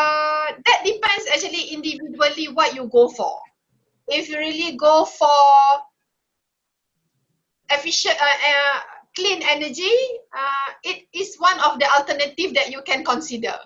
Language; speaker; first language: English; non-native, fluent; Malay